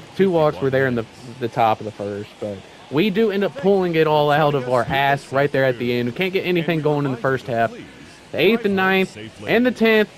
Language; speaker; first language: English; native; English